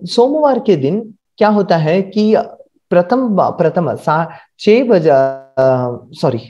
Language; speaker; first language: Hindi; non-native, local second language; Marathi